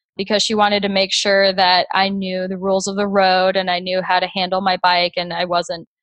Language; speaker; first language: English; native; English